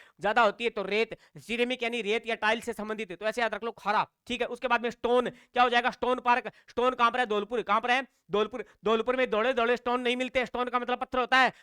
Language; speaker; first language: Hindi; native; Hindi